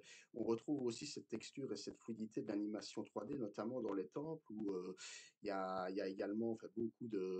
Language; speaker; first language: French; native; French